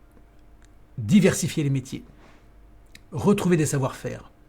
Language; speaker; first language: French; native; French